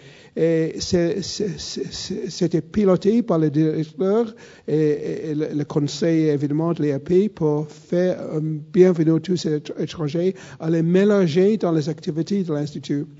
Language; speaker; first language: French; non-native, fluent; English